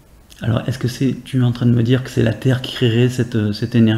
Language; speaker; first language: French; native; French